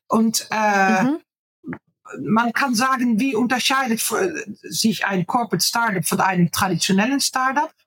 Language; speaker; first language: German; non-native, fluent; Dutch